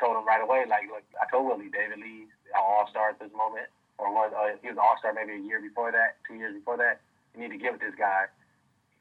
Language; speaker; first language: English; native; English